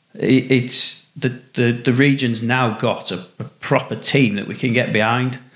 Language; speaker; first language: English; native; English